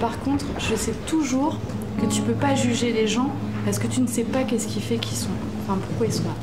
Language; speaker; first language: French; native; French